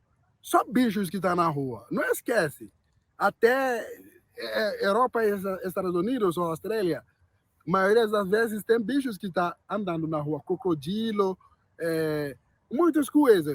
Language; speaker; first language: Portuguese; non-native, learner; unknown